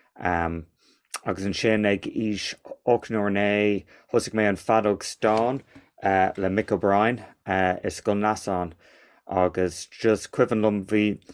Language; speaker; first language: Irish; non-native, local second language; English